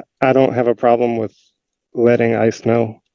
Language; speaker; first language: English; native; English